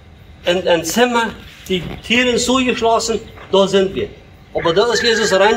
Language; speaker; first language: German; early bilingual, heritage; Low German